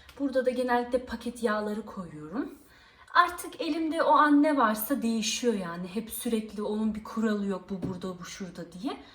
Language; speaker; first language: Turkish; early bilingual, heritage; Turkish